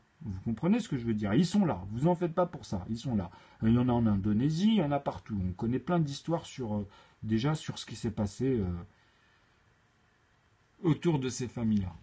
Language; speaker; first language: French; native; French